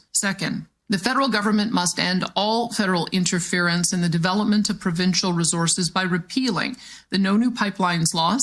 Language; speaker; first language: English; native; English